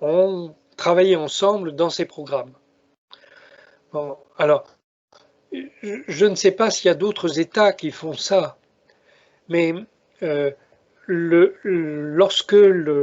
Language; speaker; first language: French; native; French